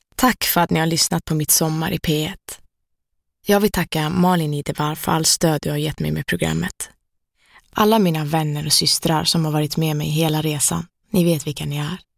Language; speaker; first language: Swedish; early bilingual, other home language; Persian